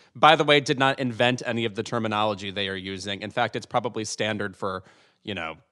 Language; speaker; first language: English; native; English